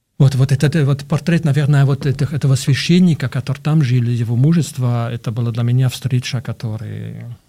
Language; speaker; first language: Russian; non-native, fluent; French